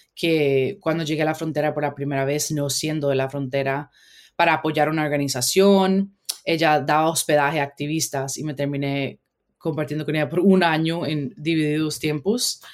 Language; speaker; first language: Spanish; early bilingual, heritage; Spanish